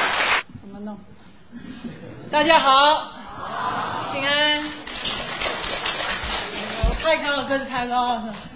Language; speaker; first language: Chinese; non-native, fluent; English